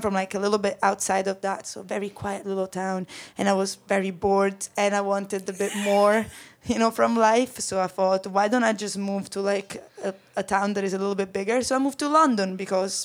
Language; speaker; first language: English; non-native, fluent; Italian